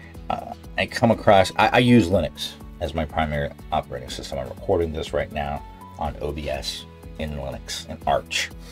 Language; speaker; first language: English; native; English